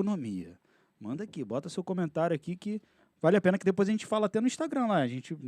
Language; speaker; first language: Portuguese; native; Portuguese